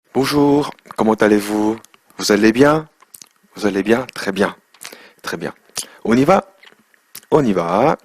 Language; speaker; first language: French; non-native, fluent; Korean